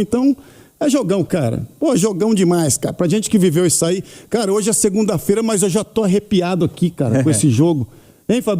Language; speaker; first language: Portuguese; native; Portuguese